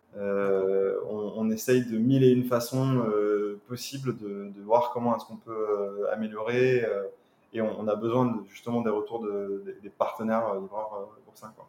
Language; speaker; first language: French; native; French